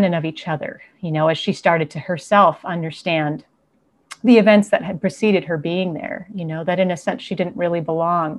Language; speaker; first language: English; native; English